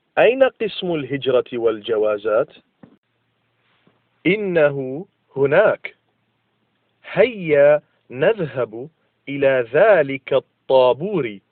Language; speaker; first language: Arabic; non-native, fluent; English